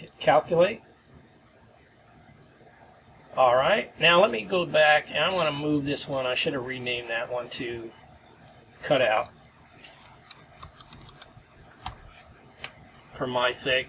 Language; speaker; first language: English; native; English